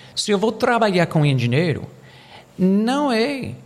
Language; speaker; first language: Portuguese; non-native, fluent; English